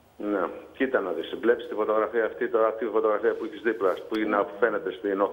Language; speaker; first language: Greek; native; Greek